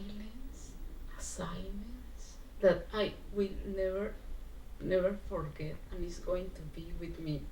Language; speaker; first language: English; non-native, learner; Spanish